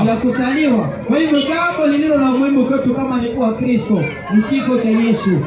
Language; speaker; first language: Swahili; non-native, local second language; Gusii